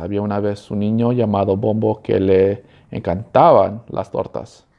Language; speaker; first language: Spanish; early bilingual, heritage; Spanish